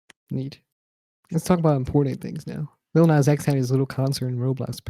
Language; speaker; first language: English; native; English